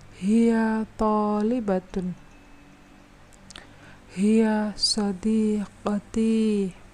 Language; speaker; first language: Arabic; non-native, fluent; Indonesian